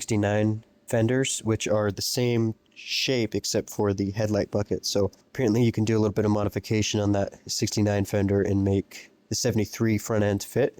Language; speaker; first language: English; native; English